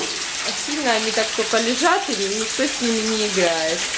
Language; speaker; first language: Russian; native; Russian